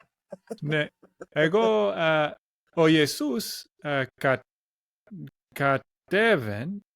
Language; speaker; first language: Greek; non-native, learner; English